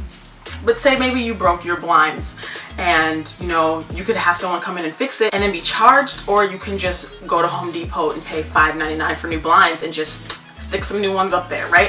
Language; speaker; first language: English; native; English